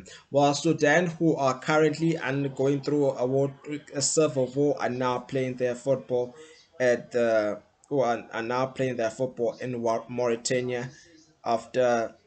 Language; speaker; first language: English; non-native, local second language; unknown